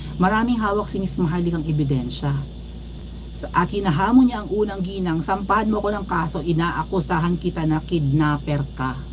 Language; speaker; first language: Filipino; native; Filipino